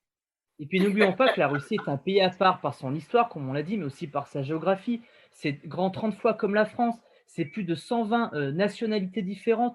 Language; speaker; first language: French; native; French